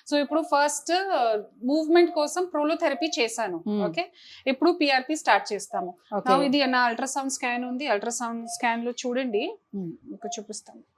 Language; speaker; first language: Telugu; non-native, local second language; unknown